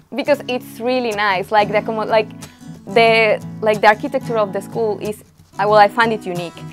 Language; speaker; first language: English; non-native, fluent; Spanish